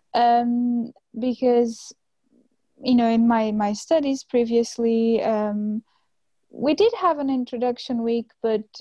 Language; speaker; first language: English; non-native, fluent; Portuguese